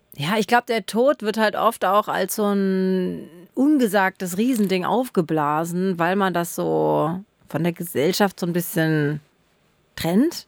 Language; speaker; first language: German; native; German